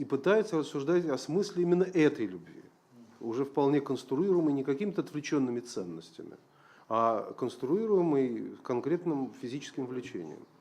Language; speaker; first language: Russian; native; Russian